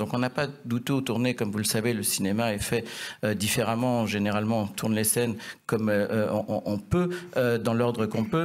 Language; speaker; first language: French; native; French